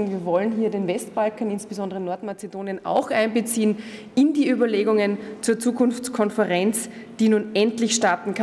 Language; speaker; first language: German; native; German